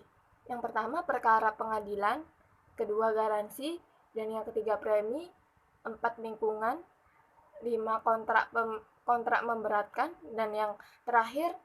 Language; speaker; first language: Indonesian; native; Indonesian